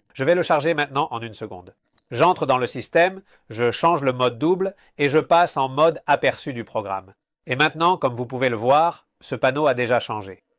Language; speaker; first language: French; non-native, fluent; Spanish